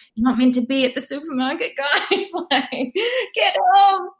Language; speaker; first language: English; native; English